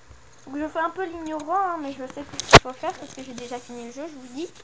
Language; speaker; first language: French; native; French